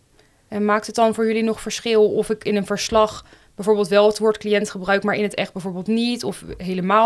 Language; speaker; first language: Dutch; native; Dutch